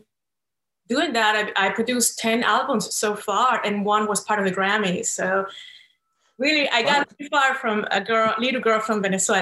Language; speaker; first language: English; non-native, fluent; Spanish